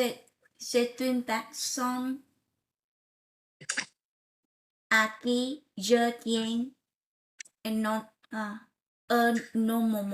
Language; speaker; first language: French; non-native, learner; Vietnamese